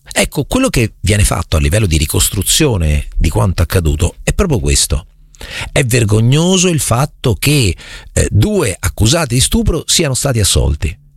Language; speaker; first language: Italian; native; Italian